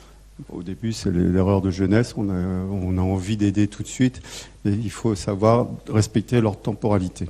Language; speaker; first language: French; native; French